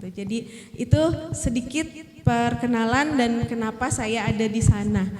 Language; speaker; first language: Indonesian; native; Indonesian